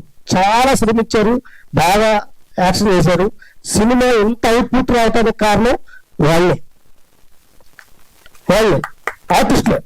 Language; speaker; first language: Telugu; native; Telugu